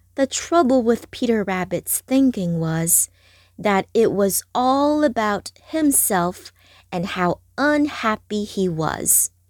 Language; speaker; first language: English; non-native, fluent; Chinese